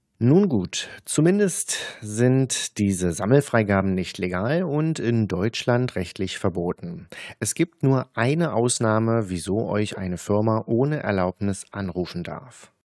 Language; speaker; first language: German; native; German